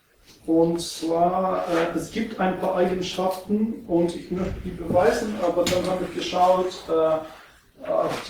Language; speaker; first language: German; non-native, fluent; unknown